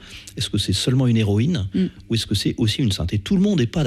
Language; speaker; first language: French; native; French